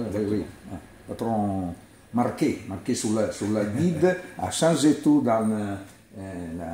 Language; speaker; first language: French; non-native, learner; Italian